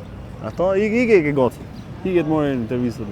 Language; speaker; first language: Albanian; native; Albanian